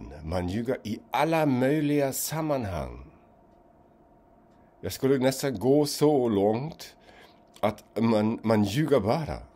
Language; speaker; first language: Swedish; non-native, fluent; German